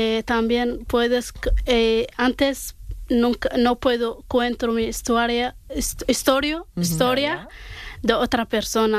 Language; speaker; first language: Spanish; non-native, learner; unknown